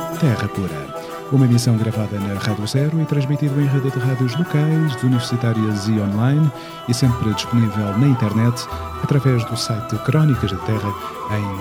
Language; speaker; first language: Portuguese; native; Portuguese